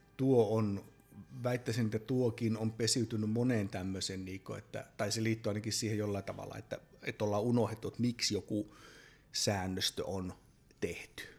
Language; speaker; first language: Finnish; native; Finnish